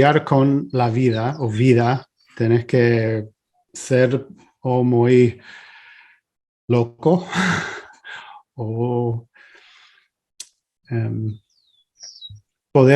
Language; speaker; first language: Spanish; non-native, fluent; English